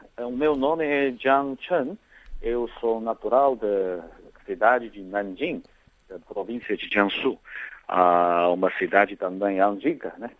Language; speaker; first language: Portuguese; non-native, fluent; Chinese